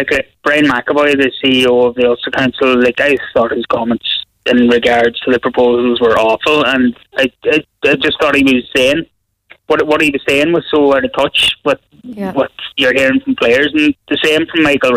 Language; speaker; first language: English; native; English